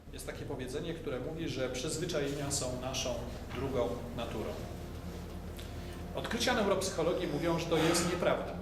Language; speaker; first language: Polish; native; Polish